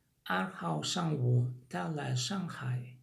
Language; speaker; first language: Chinese; non-native, learner; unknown